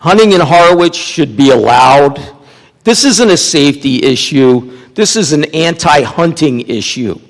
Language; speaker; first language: English; native; English